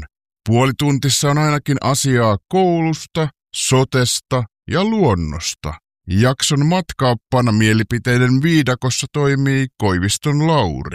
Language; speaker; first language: Finnish; native; Finnish